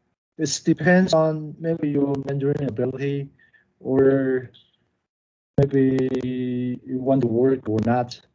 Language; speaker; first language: English; non-native, learner; Chinese